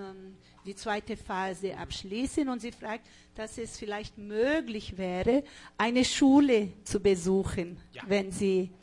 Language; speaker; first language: German; non-native, fluent; Portuguese